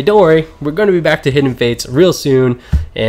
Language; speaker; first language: English; native; English